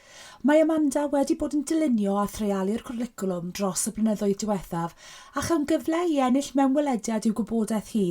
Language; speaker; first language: Welsh; native; Welsh